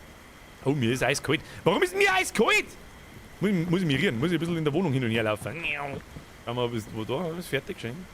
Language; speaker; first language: German; native; German